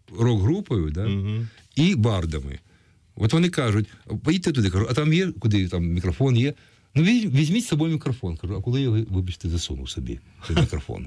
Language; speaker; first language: Ukrainian; non-native, local second language; Russian